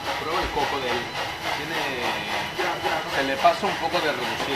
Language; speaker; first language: Italian; non-native, learner; Spanish